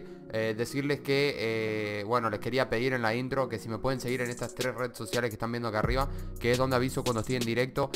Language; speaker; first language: Spanish; native; Spanish